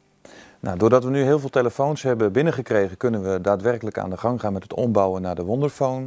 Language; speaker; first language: Dutch; native; Dutch